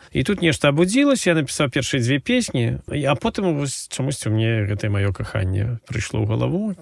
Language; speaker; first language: Belarusian; native; Belarusian